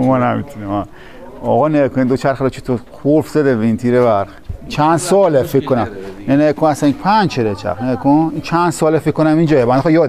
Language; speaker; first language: Persian; native; Persian